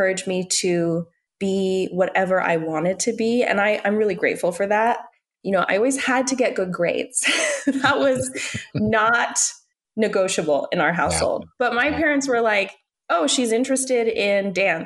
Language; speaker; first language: English; native; English